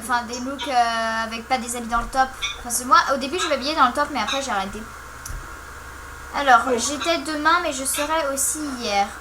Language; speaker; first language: French; native; French